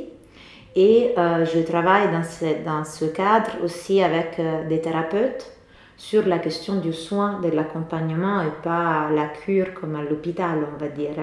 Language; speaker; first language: French; non-native, fluent; Italian